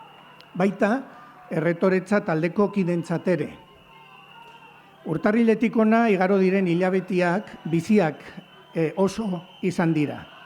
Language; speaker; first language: Basque; native; Basque